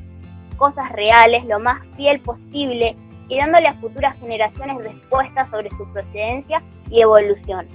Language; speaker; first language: Spanish; native; Spanish